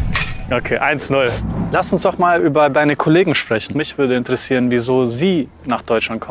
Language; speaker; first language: German; early bilingual, other home language; Serbian